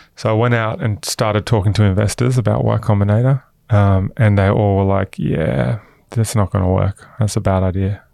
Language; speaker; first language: English; native; English